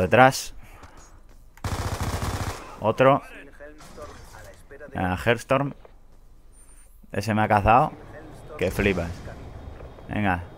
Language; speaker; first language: Spanish; native; Spanish